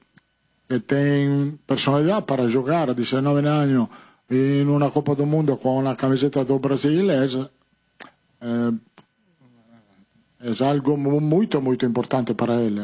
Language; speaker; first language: Portuguese; non-native, fluent; Italian